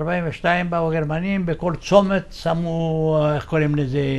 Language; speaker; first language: Hebrew; non-native, fluent; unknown